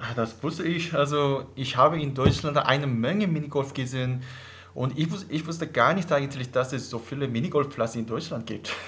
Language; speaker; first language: German; non-native, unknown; Korean